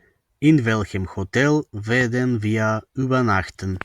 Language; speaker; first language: German; non-native, fluent; Macedonian